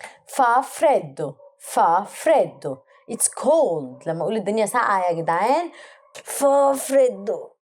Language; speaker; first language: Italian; non-native, learner; Arabic